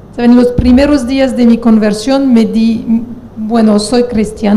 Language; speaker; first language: Spanish; non-native, fluent; French